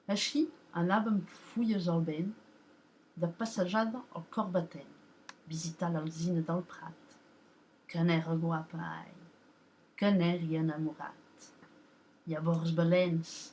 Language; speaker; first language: Catalan; non-native, local second language; French